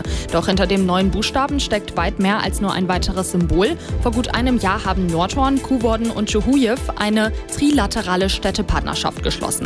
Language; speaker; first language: German; native; German